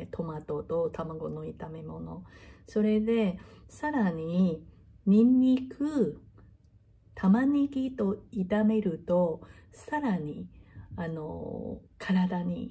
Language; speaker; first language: Japanese; non-native, learner; Chinese